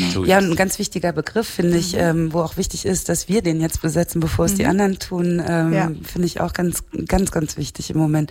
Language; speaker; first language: German; native; German